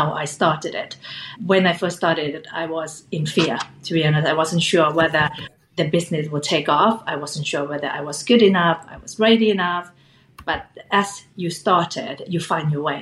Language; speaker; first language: English; non-native, fluent; Thai